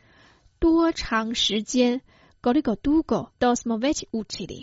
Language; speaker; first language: Croatian; non-native, fluent; Chinese